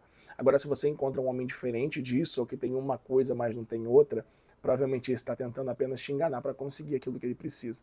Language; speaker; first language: Portuguese; native; Portuguese